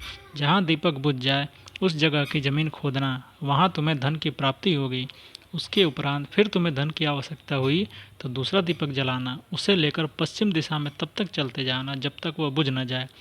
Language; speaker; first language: Hindi; native; Hindi